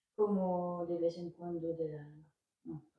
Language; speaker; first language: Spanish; non-native, learner; French